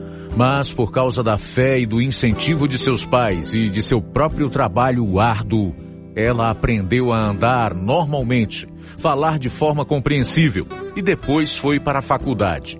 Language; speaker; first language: Portuguese; native; Portuguese